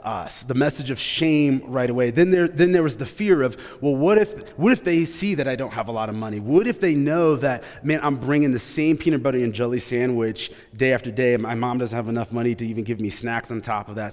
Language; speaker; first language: English; native; English